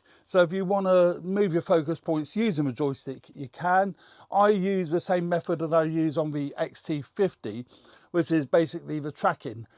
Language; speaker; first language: English; native; English